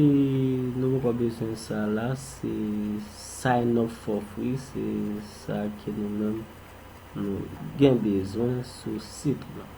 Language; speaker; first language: French; non-native, local second language; Haitian Creole